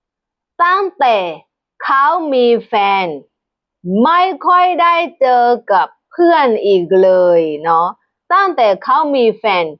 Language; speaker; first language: Thai; non-native, fluent; Burmese